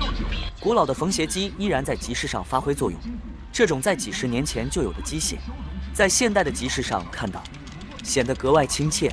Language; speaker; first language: Chinese; native; Chinese